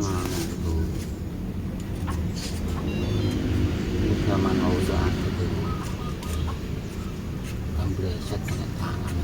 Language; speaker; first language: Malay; non-native, local second language; Javanese